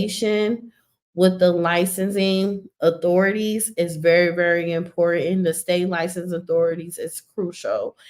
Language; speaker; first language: English; native; English